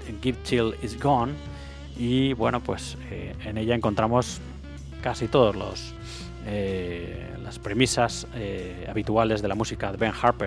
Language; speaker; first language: Spanish; native; Spanish